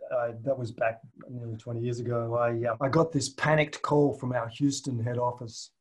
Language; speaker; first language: English; native; English